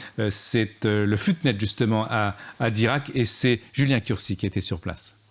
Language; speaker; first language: French; native; French